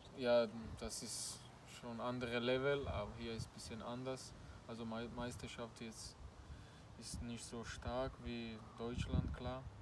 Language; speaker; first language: German; non-native, fluent; Georgian